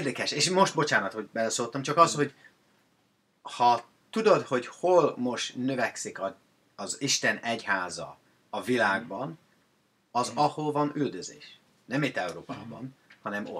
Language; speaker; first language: Hungarian; non-native, learner; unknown